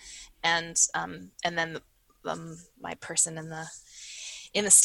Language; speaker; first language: English; native; English